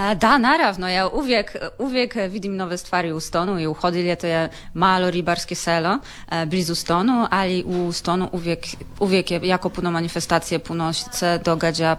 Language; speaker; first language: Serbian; non-native, learner; Polish